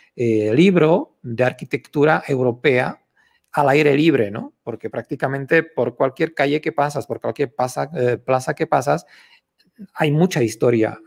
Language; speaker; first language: Spanish; non-native, fluent; Czech